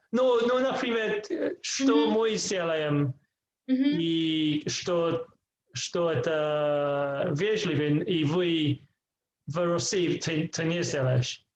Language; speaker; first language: Russian; non-native, learner; English